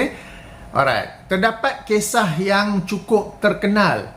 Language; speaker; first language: Malay; native; Malay